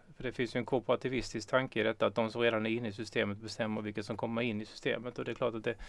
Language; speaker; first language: Swedish; native; Swedish